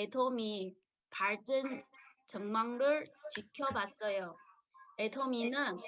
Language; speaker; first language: Korean; non-native, learner; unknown